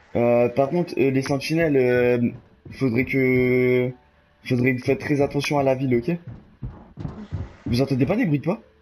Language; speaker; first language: French; native; French